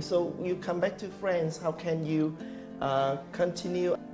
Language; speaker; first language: English; non-native, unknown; Vietnamese